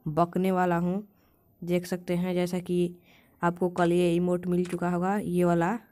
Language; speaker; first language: Hindi; native; Hindi